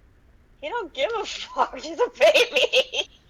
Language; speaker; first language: English; native; English